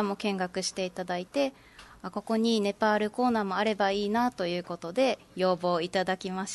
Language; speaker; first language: Japanese; native; Japanese